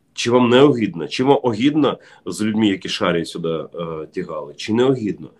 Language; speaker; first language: Ukrainian; non-native, local second language; Russian